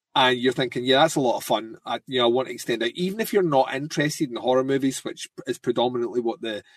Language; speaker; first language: English; native; English